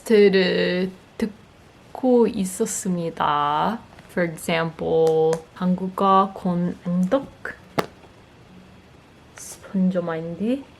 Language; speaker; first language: Korean; non-native, learner; English